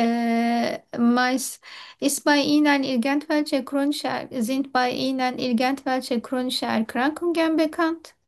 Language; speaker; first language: German; non-native, learner; Turkish